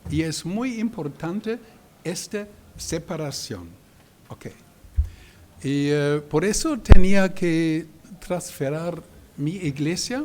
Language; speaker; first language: Spanish; non-native, learner; German